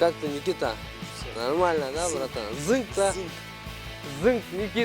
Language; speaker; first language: Russian; non-native, local second language; Kyrgyz